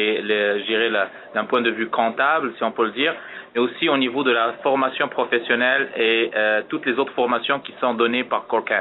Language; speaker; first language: French; native; French